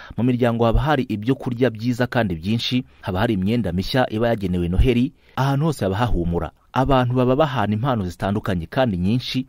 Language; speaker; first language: Kinyarwanda; native; Kinyarwanda